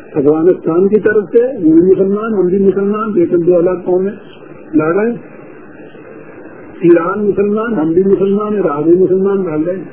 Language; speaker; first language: Urdu; non-native, local second language; Punjabi